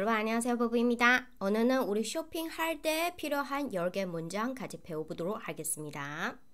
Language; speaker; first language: Korean; non-native, fluent; Chinese